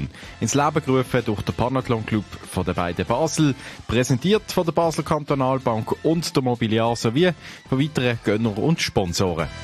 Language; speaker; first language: German; native; German